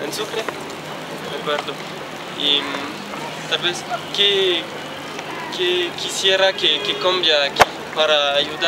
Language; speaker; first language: Spanish; non-native, fluent; French